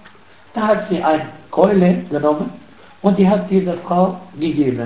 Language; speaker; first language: German; non-native, fluent; Arabic